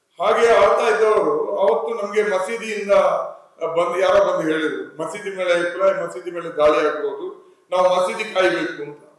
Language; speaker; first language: Kannada; non-native, local second language; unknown